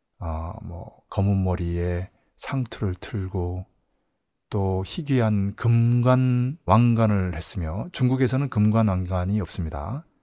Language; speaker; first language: Korean; native; Korean